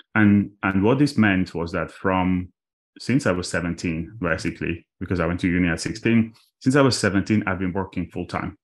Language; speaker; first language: English; non-native, fluent; Armenian